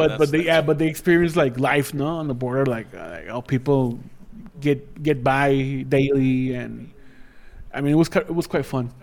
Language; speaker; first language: English; early bilingual, other home language; Spanish